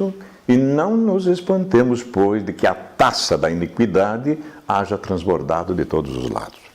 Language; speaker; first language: Portuguese; native; Portuguese